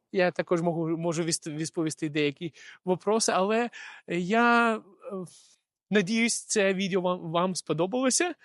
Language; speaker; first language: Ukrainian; non-native, local second language; Russian